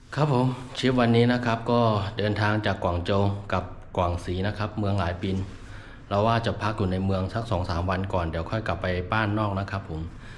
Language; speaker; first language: Thai; non-native, fluent; Chinese